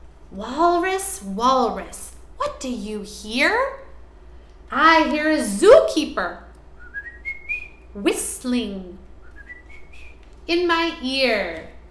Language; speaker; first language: English; native; English